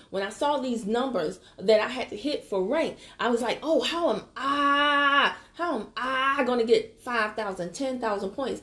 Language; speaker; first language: English; native; English